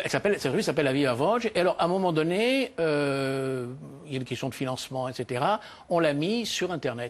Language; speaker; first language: French; native; French